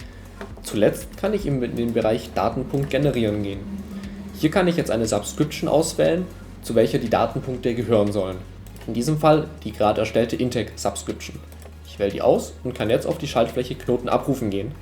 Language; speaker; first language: German; native; German